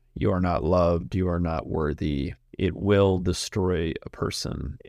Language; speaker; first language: English; native; English